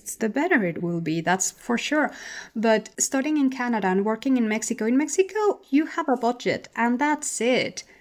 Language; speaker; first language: English; non-native, fluent; Spanish